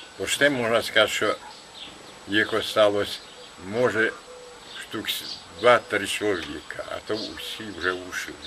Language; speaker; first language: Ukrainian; native; Ukrainian